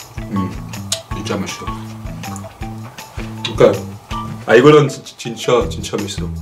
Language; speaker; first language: Korean; non-native, learner; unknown